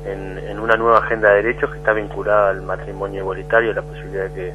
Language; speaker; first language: Spanish; native; Spanish